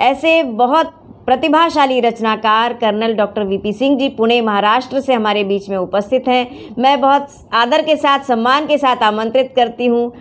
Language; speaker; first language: Hindi; native; Hindi